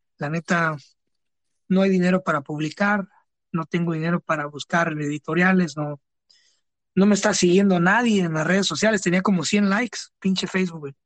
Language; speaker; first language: Spanish; early bilingual, heritage; Spanish